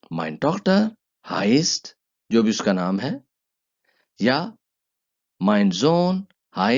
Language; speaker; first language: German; non-native, learner; Urdu